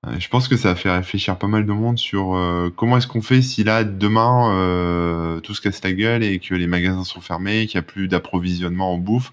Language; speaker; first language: French; native; French